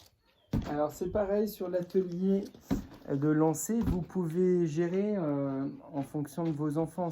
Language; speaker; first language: French; native; French